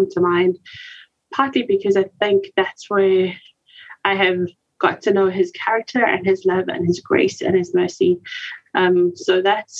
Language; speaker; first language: English; native; English